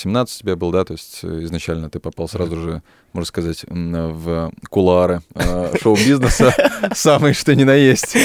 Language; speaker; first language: Russian; native; Russian